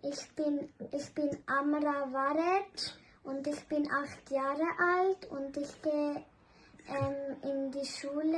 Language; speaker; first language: German; early bilingual, other home language; Urdu